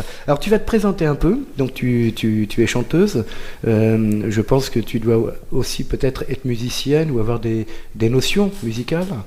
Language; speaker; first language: French; native; French